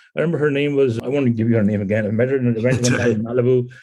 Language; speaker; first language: English; non-native, local second language; Punjabi